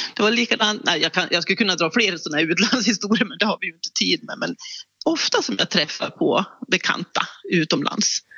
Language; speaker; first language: Swedish; native; Swedish